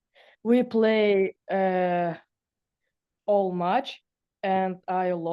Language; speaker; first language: English; non-native, learner; Russian